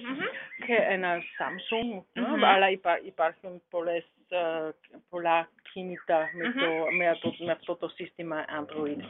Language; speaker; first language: Greek; non-native, learner; German